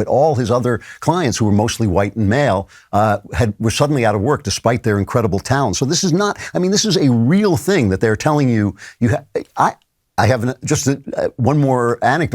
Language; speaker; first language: English; native; English